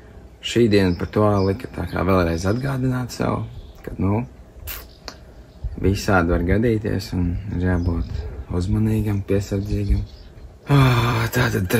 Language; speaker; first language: Latvian; native; Latvian